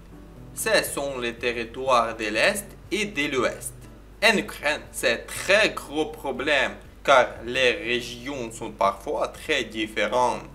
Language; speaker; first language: French; non-native, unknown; Ukrainian